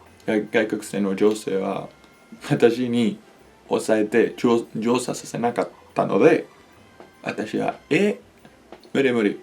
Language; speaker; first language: Japanese; non-native, learner; Spanish